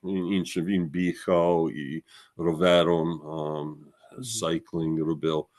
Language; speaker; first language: Ukrainian; early bilingual, heritage; Ukrainian